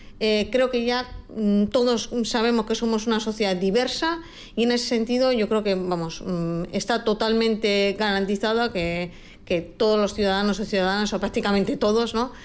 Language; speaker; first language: Spanish; native; Spanish